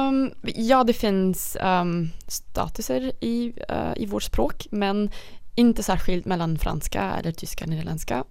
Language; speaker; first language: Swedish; non-native, learner; Dutch